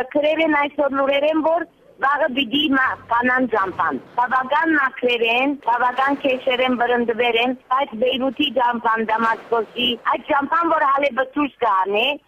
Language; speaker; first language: Armenian; early bilingual, heritage; Armenian